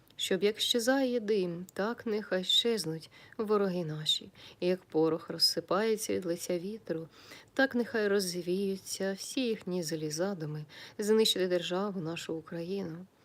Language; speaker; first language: Ukrainian; native; Ukrainian